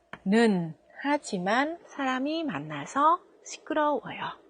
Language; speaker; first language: Korean; non-native, fluent; Vietnamese